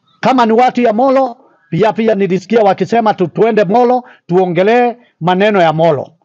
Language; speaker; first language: Swahili; non-native, local second language; Kikuyu